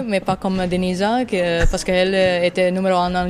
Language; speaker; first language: French; non-native, fluent; Italian